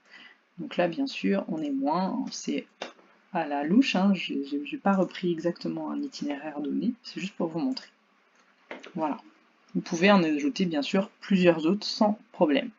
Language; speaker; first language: French; native; French